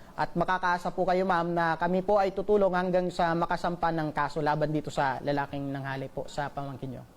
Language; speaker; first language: Filipino; native; Filipino